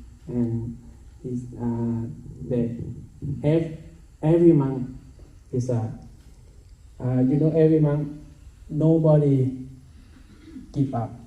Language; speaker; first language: English; non-native, learner; Thai